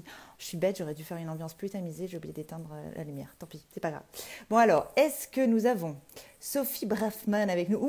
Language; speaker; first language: French; native; French